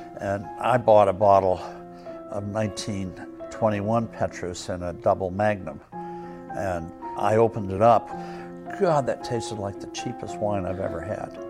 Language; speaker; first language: English; native; English